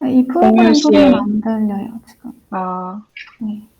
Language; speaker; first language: Korean; native; Korean